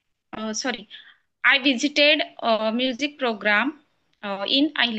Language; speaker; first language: English; non-native, learner; Marathi